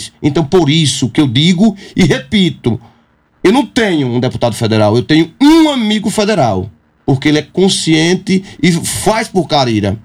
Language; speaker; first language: Portuguese; native; Portuguese